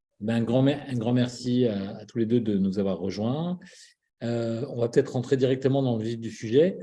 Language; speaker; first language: French; native; French